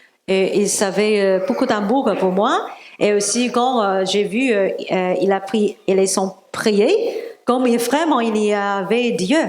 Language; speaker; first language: French; non-native, learner; Cantonese